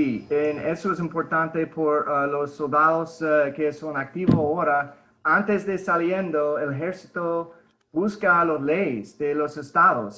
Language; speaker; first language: Spanish; early bilingual, heritage; Spanish